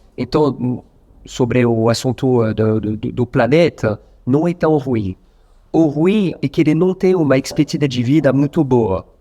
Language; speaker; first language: Portuguese; non-native, fluent; French